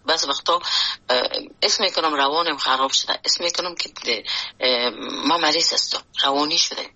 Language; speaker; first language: Persian; native; Persian